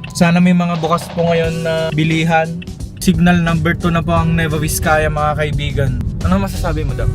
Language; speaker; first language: Filipino; non-native, local second language; Iloko